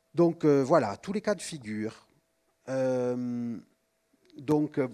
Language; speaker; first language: French; native; French